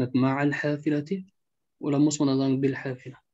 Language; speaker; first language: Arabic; non-native, learner; German